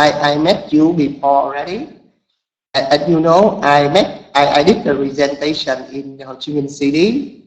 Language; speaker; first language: English; non-native, learner; Vietnamese